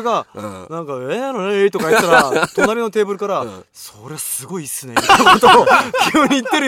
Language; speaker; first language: Japanese; native; Japanese